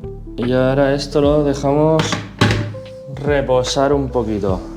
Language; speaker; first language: Spanish; native; Spanish